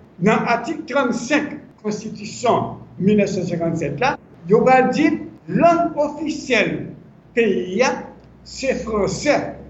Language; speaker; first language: French; non-native, local second language; Haitian Creole